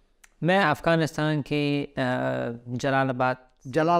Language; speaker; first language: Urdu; early bilingual, other home language; Pashto